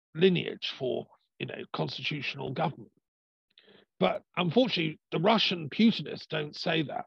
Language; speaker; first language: English; native; English